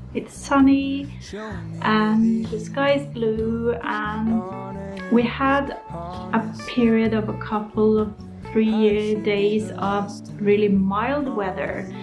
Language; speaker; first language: English; non-native, fluent; Norwegian